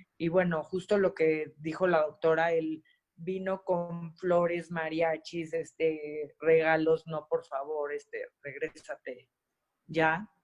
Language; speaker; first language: Spanish; native; Spanish